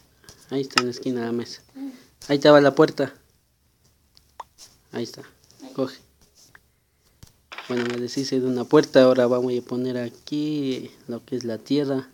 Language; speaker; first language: Spanish; native; Spanish